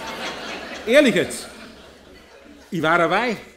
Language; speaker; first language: German; native; German